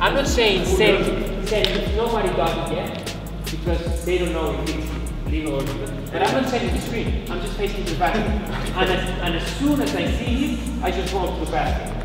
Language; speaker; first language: English; non-native, fluent; Catalan